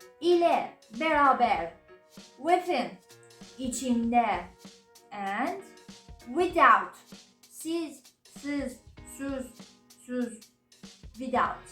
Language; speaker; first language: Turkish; non-native, learner; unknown